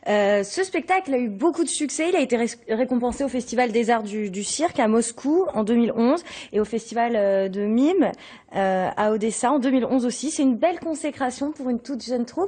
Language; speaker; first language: French; native; French